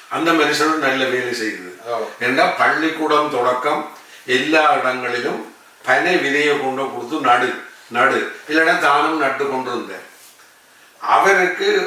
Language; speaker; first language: Tamil; native; Tamil